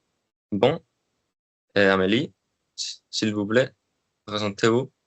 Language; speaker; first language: French; non-native, learner; Spanish